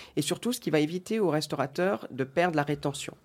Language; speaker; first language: French; native; French